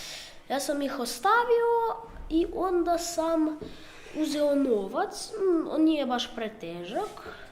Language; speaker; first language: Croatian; non-native, learner; Ukrainian